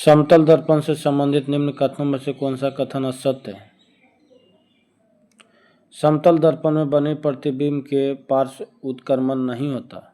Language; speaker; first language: Hindi; native; Hindi